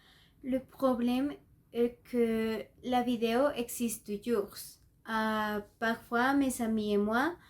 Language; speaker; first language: French; non-native, learner; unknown